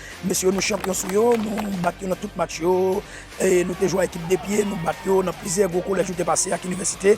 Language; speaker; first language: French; non-native, local second language; Haitian Creole